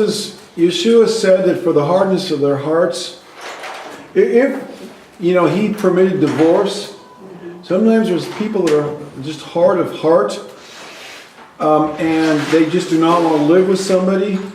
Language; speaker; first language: English; native; English